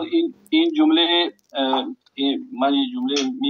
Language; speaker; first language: Persian; non-native, learner; Urdu